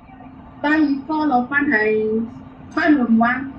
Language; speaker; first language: Cantonese; non-native, learner; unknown